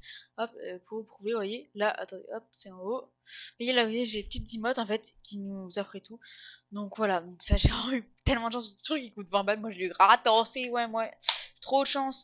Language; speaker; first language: French; native; French